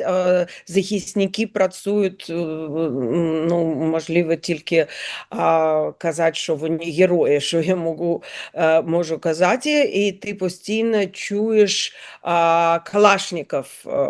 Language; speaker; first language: Ukrainian; non-native, learner; Russian